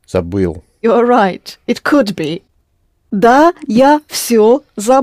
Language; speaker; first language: Russian; non-native, fluent; English